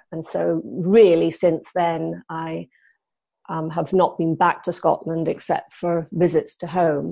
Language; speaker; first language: English; native; English